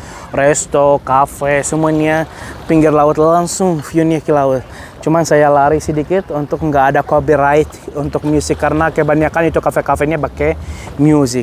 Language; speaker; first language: Indonesian; non-native, fluent; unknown